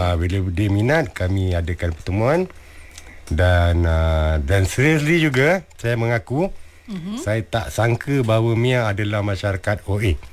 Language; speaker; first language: Malay; native; Malay